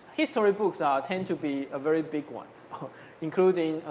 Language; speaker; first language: English; non-native, fluent; Chinese